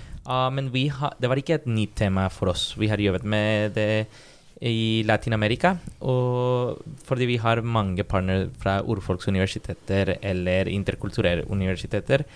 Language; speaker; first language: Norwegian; non-native, fluent; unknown